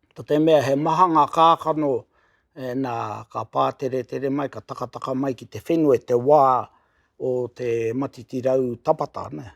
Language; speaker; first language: Māori; native; Māori